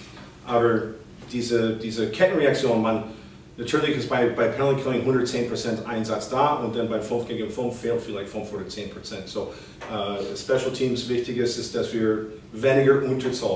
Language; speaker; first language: German; non-native, fluent; English